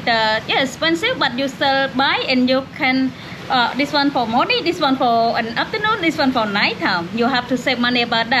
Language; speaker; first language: English; non-native, learner; Khmer